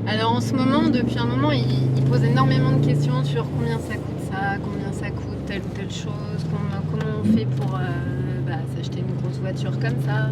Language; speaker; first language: French; native; French